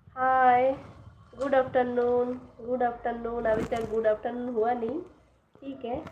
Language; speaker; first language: Hindi; non-native, local second language; Bangla